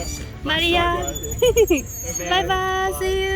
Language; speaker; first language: English; non-native, learner; Korean